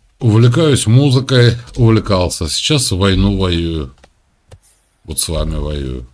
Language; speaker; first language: Russian; native; Russian